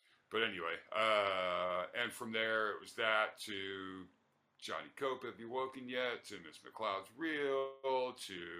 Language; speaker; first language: English; native; English